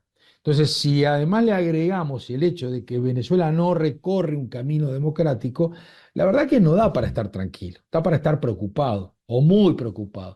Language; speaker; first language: Spanish; native; Spanish